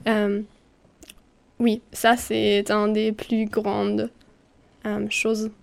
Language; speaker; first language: French; non-native, fluent; German